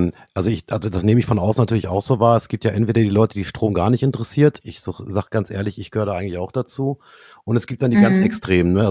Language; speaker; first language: German; native; German